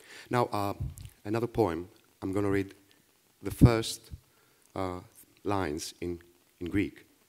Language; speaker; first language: English; non-native, fluent; Greek